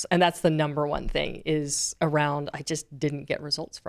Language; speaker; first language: English; native; English